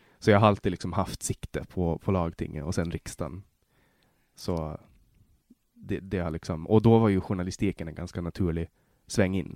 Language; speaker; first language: Swedish; native; Swedish